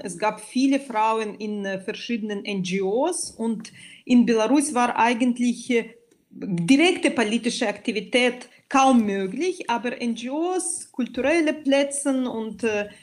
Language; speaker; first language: German; non-native, fluent; Belarusian